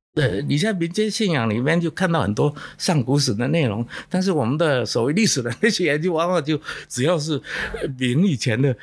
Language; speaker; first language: Chinese; non-native, local second language; Min Nan Chinese